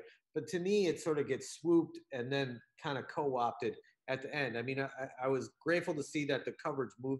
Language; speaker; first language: English; native; English